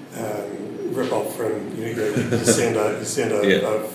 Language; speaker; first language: English; native; English